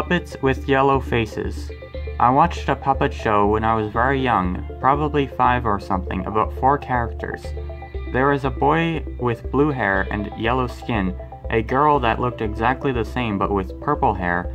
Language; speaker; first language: English; native; English